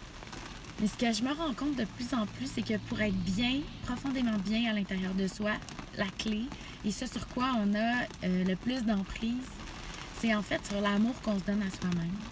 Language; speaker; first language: French; native; French